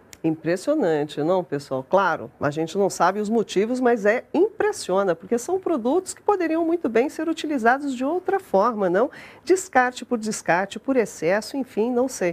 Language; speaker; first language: Portuguese; native; Portuguese